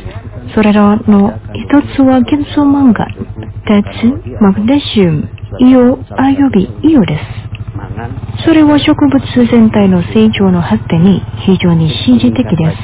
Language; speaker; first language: Japanese; non-native, fluent; Indonesian